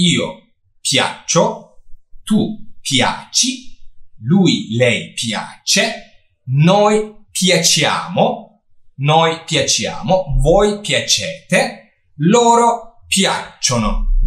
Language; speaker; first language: Italian; non-native, fluent; Turkish